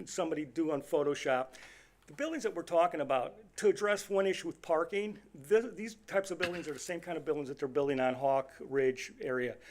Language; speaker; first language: English; native; English